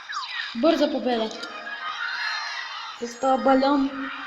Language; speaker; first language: Bulgarian; native; Bulgarian